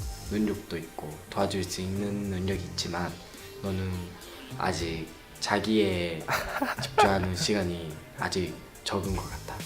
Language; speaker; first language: Korean; non-native, learner; Japanese